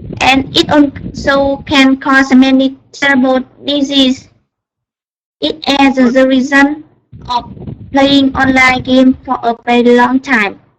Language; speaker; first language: English; non-native, learner; Vietnamese